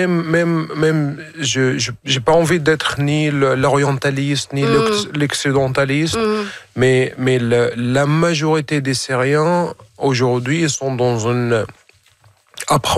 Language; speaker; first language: French; non-native, fluent; Arabic